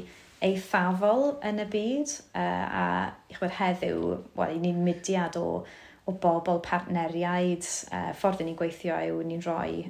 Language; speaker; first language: Welsh; native; Welsh